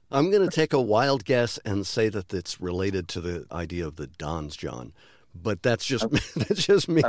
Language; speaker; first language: English; native; English